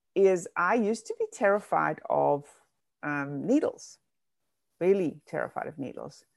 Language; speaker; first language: English; native; English